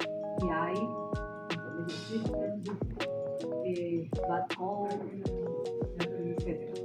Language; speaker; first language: English; non-native, learner; Spanish